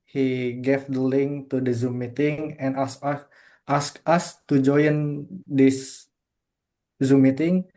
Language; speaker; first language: English; non-native, fluent; Indonesian